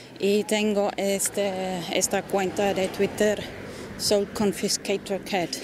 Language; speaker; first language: Spanish; non-native, fluent; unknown